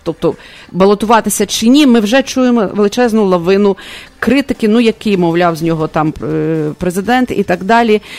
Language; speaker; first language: Ukrainian; native; Ukrainian